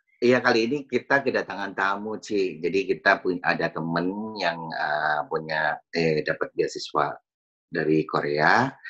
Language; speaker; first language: Indonesian; native; Indonesian